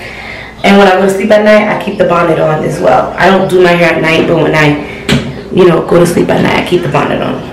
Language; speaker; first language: English; native; English